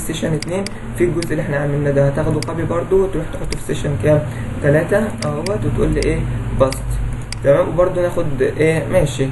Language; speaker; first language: Arabic; native; Arabic